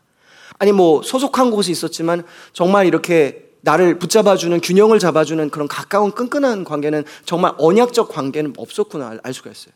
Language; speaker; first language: Korean; native; Korean